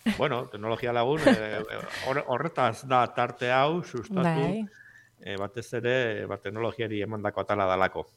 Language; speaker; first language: Basque; native; Basque